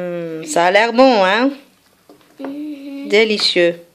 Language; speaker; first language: French; non-native, fluent; English